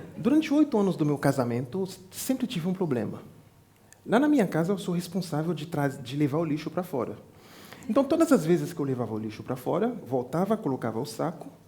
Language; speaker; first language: Portuguese; non-native, fluent; French